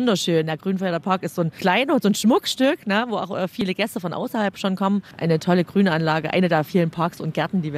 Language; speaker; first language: German; native; German